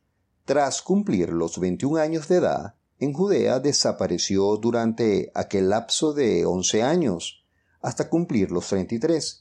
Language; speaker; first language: Spanish; native; Spanish